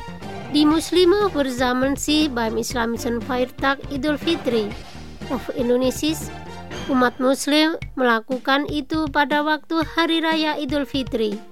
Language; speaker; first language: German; non-native, learner; Indonesian